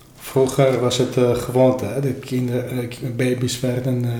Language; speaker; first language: Dutch; non-native, learner; Armenian